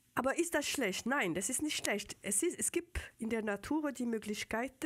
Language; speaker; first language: German; non-native, fluent; French